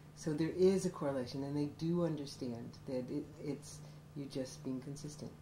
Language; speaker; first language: English; native; English